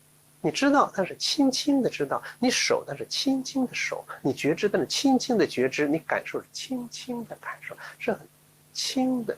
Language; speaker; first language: Chinese; native; Chinese